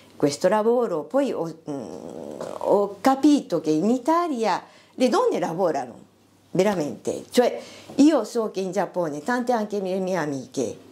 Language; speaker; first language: Italian; non-native, fluent; Japanese